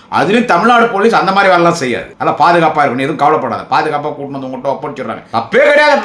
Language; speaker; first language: Tamil; non-native, local second language; Telugu